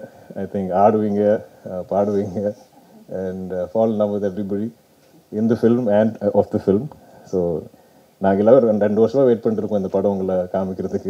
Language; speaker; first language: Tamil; non-native, local second language; Malayalam